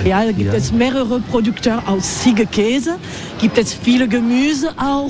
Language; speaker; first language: German; non-native, learner; French